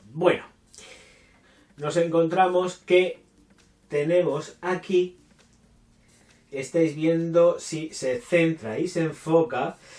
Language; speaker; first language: Spanish; native; Spanish